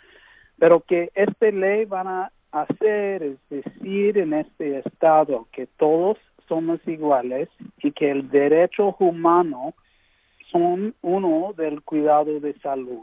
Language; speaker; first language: Spanish; early bilingual, heritage; English